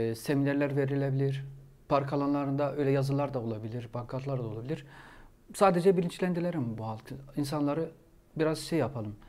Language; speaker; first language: Turkish; non-native, fluent; Arabic